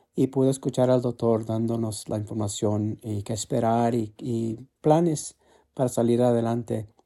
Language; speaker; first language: Spanish; early bilingual, heritage; Spanish